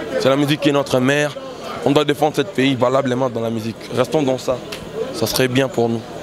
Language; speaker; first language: French; non-native, local second language; Lingala